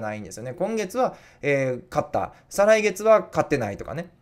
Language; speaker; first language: Japanese; native; Japanese